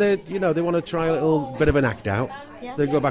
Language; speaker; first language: English; native; English